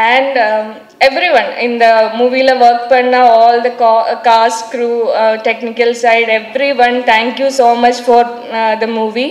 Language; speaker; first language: Tamil; non-native, learner; Malayalam